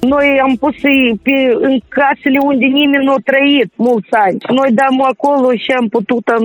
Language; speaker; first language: Romanian; non-native, local second language; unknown